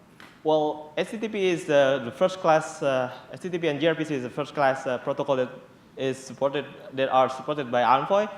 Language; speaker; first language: English; non-native, fluent; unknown